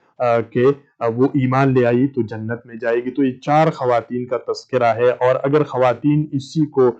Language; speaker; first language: Urdu; native; Urdu